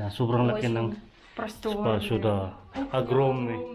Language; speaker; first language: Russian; non-native, learner; Filipino